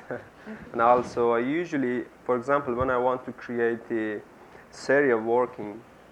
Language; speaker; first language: English; non-native, learner; Persian